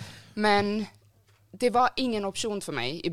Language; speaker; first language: Swedish; non-native, fluent; German